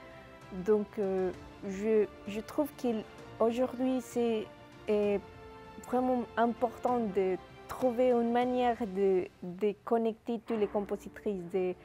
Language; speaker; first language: French; non-native, fluent; Spanish